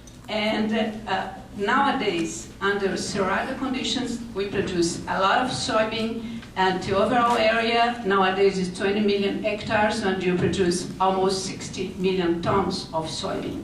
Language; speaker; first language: English; non-native, fluent; Portuguese